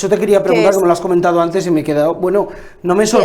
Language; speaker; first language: Spanish; native; Spanish